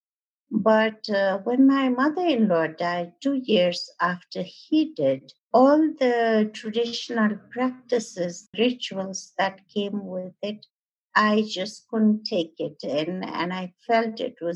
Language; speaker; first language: English; non-native, local second language; Nepali